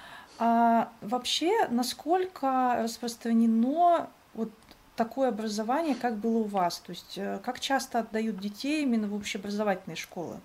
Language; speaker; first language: Russian; native; Russian